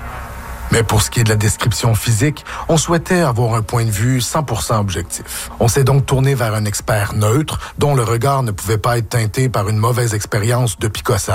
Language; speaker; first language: French; native; French